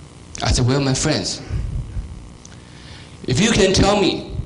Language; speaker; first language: English; non-native, fluent; Chinese